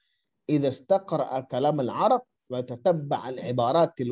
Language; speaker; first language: Arabic; non-native, fluent; Indonesian